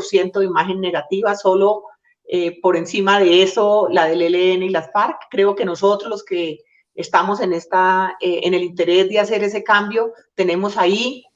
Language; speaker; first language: Spanish; native; Spanish